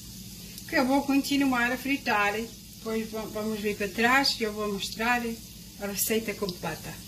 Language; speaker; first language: Portuguese; early bilingual, heritage; Portuguese